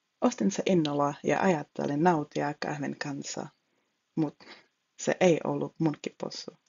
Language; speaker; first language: Finnish; non-native, fluent; Czech